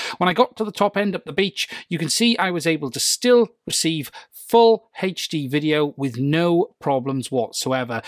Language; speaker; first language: English; native; English